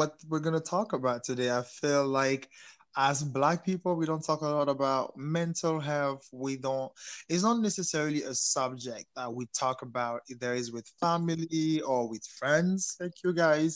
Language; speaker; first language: English; non-native, local second language; French